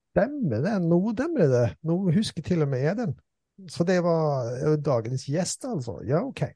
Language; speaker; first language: Norwegian; native; Norwegian